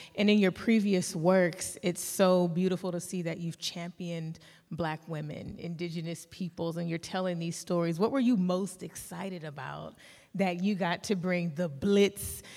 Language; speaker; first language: English; early bilingual, other home language; Yoruba